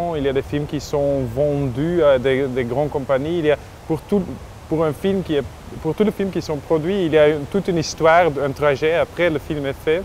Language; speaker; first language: French; non-native, local second language; Dutch